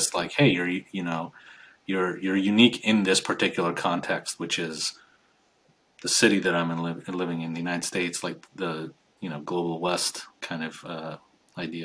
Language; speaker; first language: English; native; English